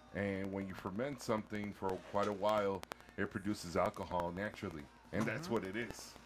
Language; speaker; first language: English; early bilingual, other home language; Spanish